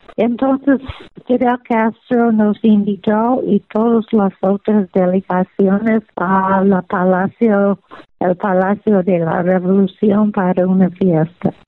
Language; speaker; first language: Spanish; non-native, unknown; English